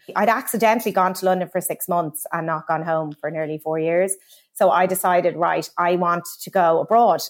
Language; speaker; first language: English; native; English